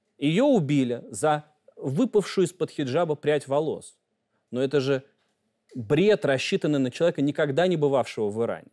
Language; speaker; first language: Russian; native; Russian